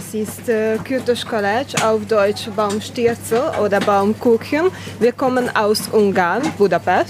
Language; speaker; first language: German; non-native, learner; Hungarian